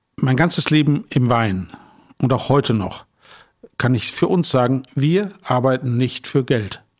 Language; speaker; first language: German; native; German